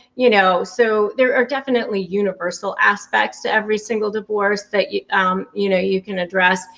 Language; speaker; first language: English; native; English